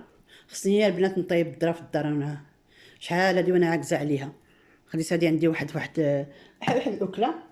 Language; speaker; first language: Arabic; native; Arabic